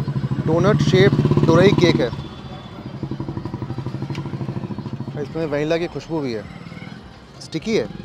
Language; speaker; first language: Hindi; native; Hindi